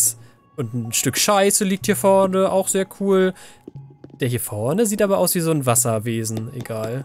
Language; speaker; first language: German; native; German